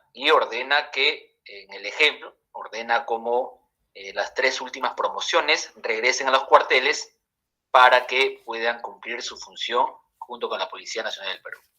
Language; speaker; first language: Spanish; native; Spanish